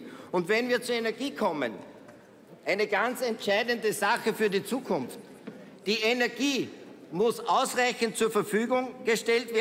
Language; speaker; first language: German; native; German